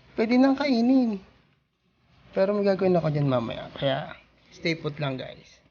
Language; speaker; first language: Filipino; native; Filipino